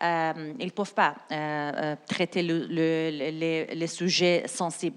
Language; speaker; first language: French; non-native, learner; Persian